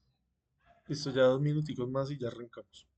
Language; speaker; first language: Spanish; native; Spanish